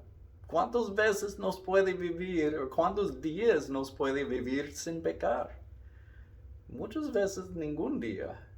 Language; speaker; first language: Spanish; non-native, learner; English